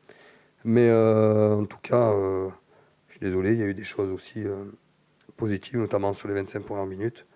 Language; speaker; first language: French; native; French